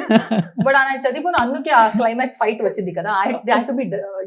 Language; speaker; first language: Telugu; non-native, learner; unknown